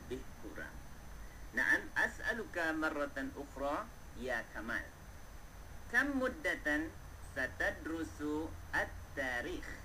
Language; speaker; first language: Arabic; non-native, fluent; Malay